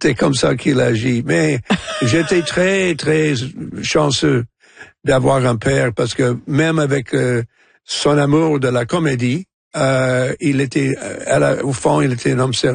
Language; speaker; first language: French; non-native, local second language; English